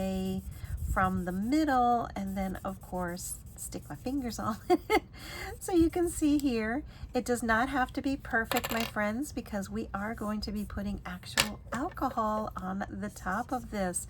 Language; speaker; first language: English; native; English